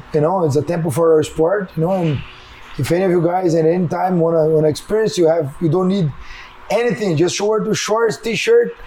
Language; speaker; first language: English; non-native, fluent; Portuguese